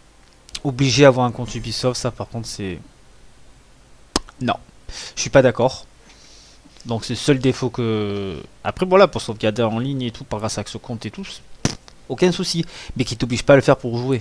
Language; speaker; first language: French; native; French